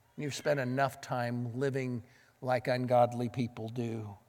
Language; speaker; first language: English; native; English